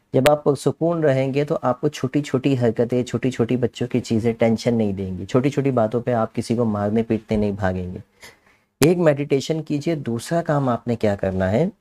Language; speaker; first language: Urdu; native; Urdu